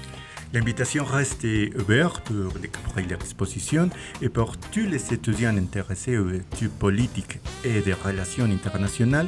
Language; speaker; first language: French; non-native, fluent; Spanish